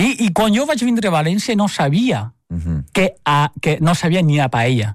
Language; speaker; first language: Catalan; non-native, fluent; Chinese